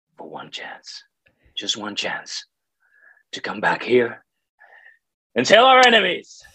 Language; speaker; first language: English; non-native, fluent; Finnish